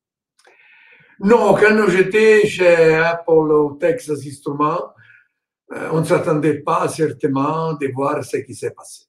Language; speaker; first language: French; non-native, fluent; Italian